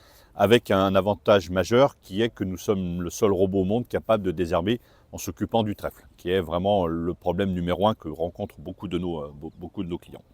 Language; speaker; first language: French; native; French